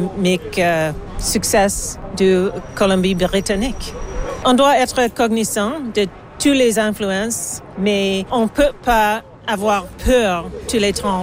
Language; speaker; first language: French; non-native, local second language; English